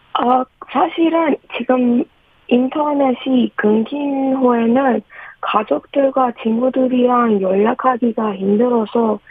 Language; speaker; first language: Korean; non-native, fluent; Persian